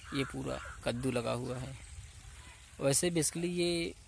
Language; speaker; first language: Hindi; native; Hindi